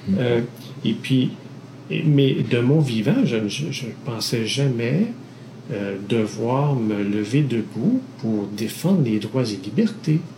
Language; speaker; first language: French; native; French